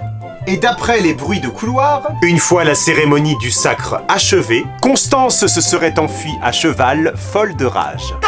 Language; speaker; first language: French; native; French